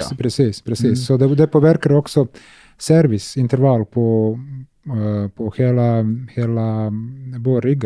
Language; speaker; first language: Swedish; non-native, learner; Serbian